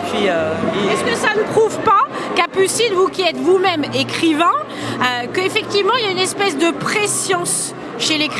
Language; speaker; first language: French; native; French